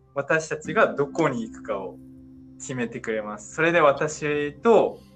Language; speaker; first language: Japanese; native; Japanese